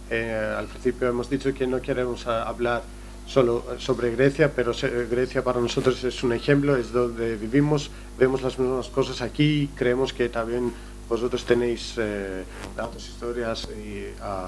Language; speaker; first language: Spanish; non-native, learner; Greek